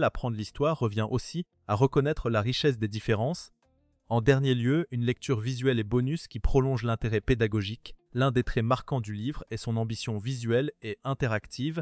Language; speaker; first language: French; native; French